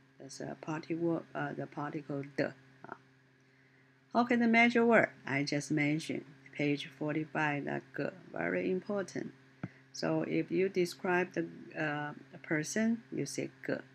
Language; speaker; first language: English; non-native, learner; Chinese